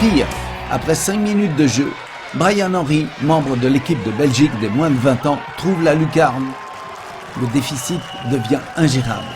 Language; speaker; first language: French; native; French